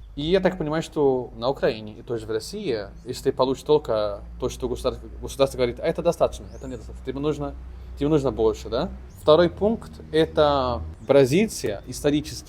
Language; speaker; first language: Russian; non-native, fluent; Portuguese